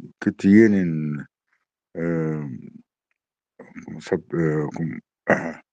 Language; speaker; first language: Spanish; non-native, learner; Arabic